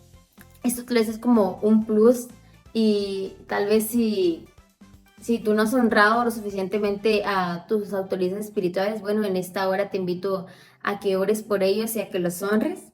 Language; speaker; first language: Spanish; native; Spanish